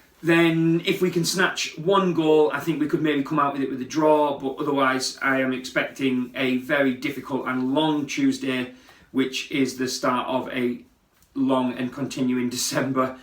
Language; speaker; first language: English; native; English